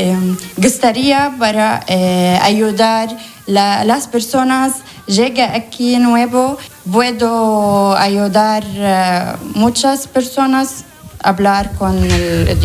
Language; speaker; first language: Spanish; non-native, learner; Arabic